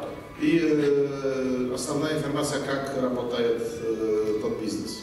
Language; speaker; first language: Russian; non-native, fluent; Polish